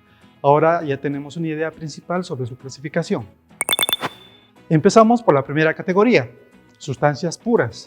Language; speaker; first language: Spanish; native; Spanish